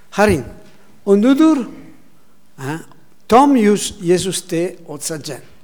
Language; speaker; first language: Mongolian; non-native, learner; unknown